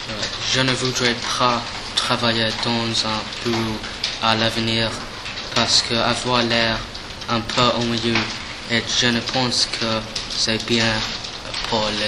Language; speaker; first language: French; non-native, learner; English